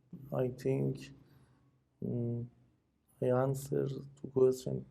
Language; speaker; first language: English; non-native, learner; Persian